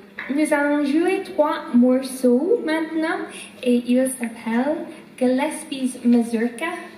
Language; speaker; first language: French; non-native, learner; English